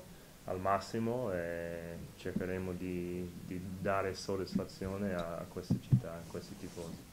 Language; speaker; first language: Italian; non-native, fluent; English